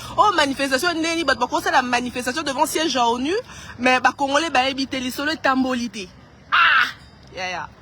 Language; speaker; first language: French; non-native, local second language; Lingala